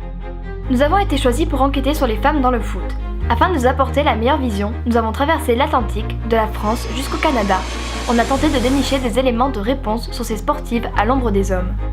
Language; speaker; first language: French; native; French